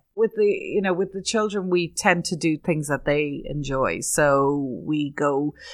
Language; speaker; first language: English; native; English